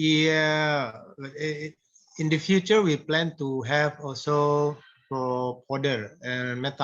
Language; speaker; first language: English; non-native, fluent; Indonesian